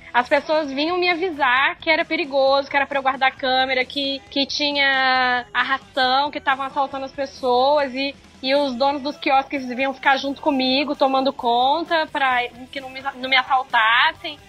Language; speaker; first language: Portuguese; native; Portuguese